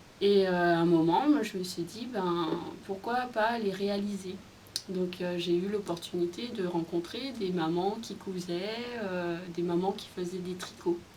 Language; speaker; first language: French; early bilingual, other home language; Khmer